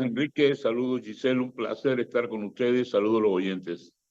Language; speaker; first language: Spanish; native; Spanish